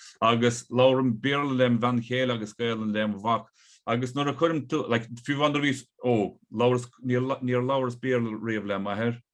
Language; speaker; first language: Irish; native; Irish